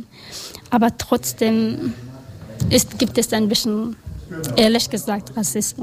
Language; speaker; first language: German; non-native, learner; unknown